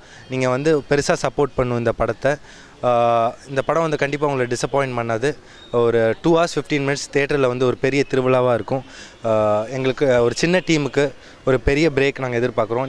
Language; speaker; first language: Tamil; native; Tamil